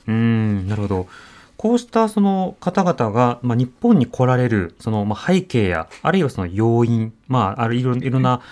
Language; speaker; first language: Japanese; native; Japanese